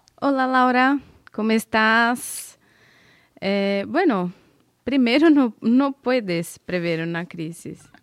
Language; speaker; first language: Spanish; non-native, fluent; Portuguese